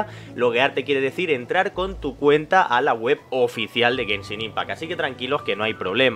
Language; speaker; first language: Spanish; native; Spanish